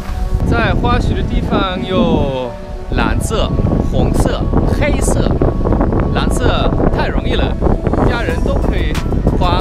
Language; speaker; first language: Chinese; non-native, learner; German